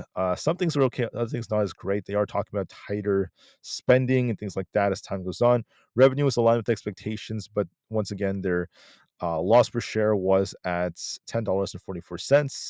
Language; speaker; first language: English; native; English